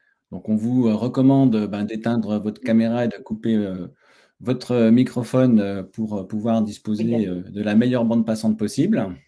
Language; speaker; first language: French; native; French